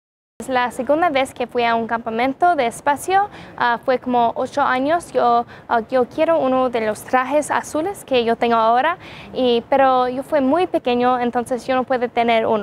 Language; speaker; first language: Spanish; non-native, learner; English